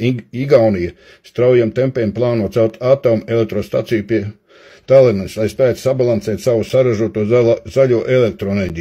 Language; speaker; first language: Latvian; native; Latvian